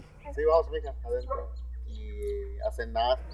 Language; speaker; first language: Spanish; non-native, local second language; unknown